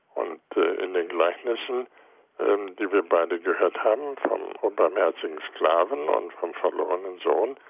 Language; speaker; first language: German; native; German